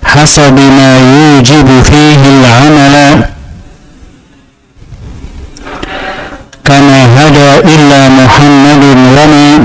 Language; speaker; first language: Arabic; non-native, fluent; Indonesian